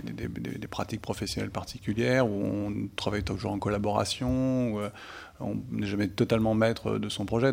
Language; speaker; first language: French; native; French